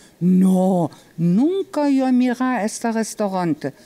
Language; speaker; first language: Spanish; non-native, learner; German